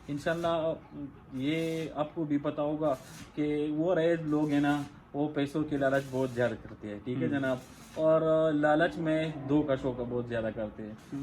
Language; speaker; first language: Hindi; non-native, local second language; Pashto